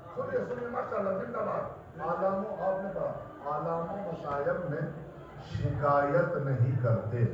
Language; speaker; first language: Urdu; native; Urdu